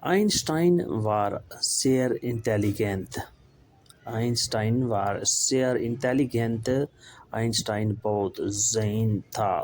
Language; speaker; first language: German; non-native, fluent; Urdu